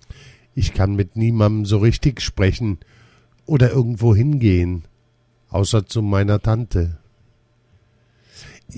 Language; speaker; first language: German; early bilingual, other home language; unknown